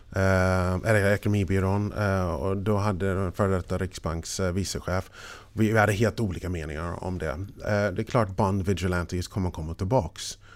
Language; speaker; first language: Swedish; non-native, fluent; English